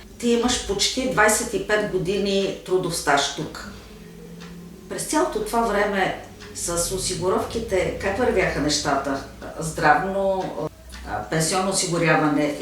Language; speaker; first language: Bulgarian; native; Bulgarian